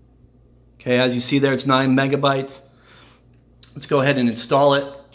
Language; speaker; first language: English; native; English